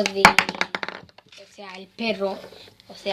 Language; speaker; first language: Spanish; native; Spanish